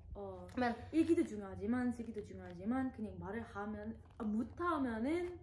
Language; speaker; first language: Korean; non-native, learner; English